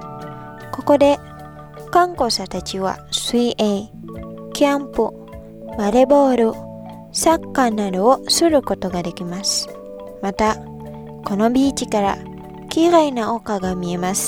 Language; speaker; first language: Japanese; non-native, fluent; Indonesian